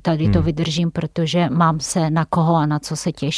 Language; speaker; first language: Czech; non-native, fluent; Russian